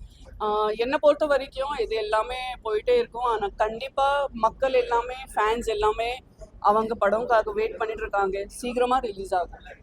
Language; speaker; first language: Tamil; non-native, fluent; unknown